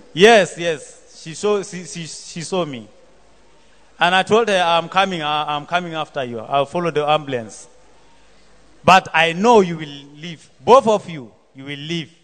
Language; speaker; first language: English; non-native, local second language; Southern Sotho